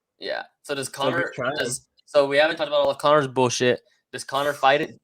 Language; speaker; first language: English; native; English